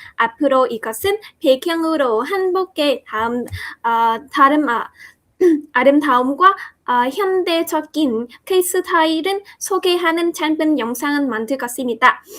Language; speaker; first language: Korean; non-native, learner; Vietnamese